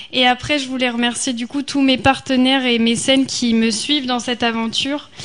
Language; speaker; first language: French; native; French